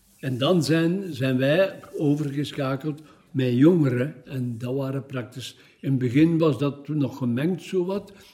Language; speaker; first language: Dutch; native; Dutch